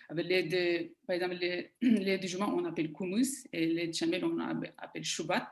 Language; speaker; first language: French; non-native, fluent; Kazakh